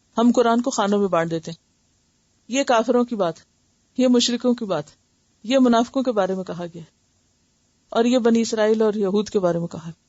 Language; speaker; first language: Urdu; native; Urdu